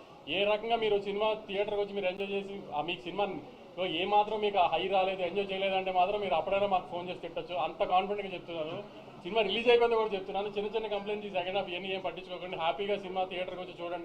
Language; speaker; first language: Telugu; native; Telugu